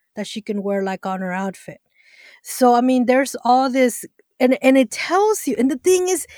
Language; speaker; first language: English; early bilingual, other home language; Spanish